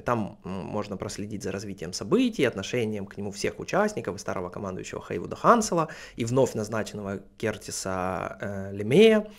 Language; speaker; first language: Russian; native; Russian